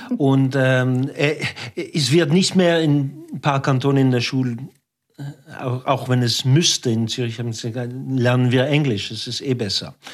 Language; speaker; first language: German; non-native, local second language; French